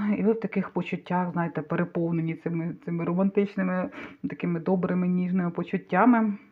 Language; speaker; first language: Ukrainian; non-native, local second language; Russian